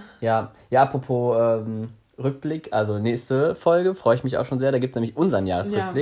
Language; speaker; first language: German; native; German